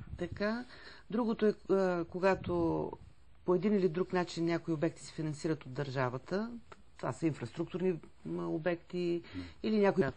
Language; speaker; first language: Bulgarian; native; Bulgarian